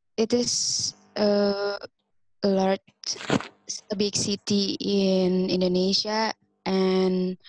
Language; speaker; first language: English; non-native, fluent; Indonesian